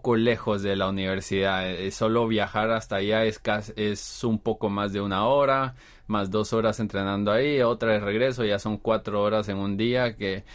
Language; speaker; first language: Spanish; native; Spanish